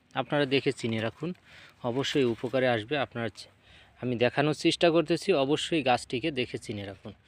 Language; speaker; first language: Bangla; native; Bangla